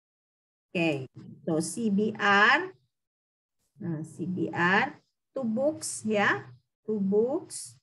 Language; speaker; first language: English; non-native, fluent; Indonesian